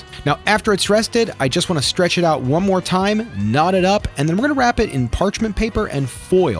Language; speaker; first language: English; native; English